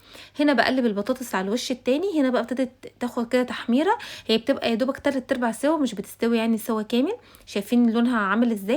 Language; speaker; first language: Arabic; native; Arabic